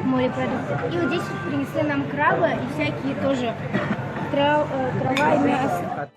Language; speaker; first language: Russian; native; Russian